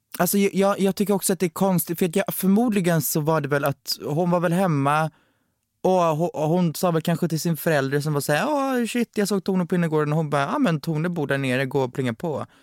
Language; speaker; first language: Swedish; native; Swedish